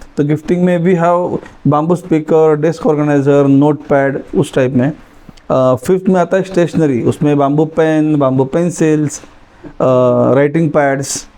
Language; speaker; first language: Hindi; non-native, local second language; Marathi